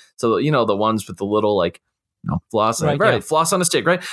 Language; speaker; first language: English; native; English